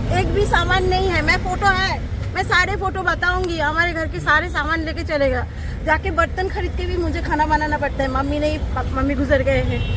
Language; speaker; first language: Hindi; non-native, local second language; Bangla